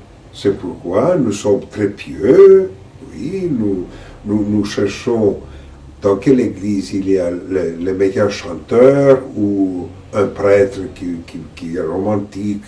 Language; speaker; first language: French; non-native, fluent; Greek